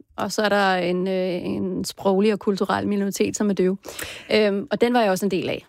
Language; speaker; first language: Danish; native; Danish